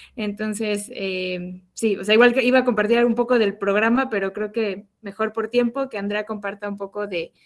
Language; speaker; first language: Spanish; native; Spanish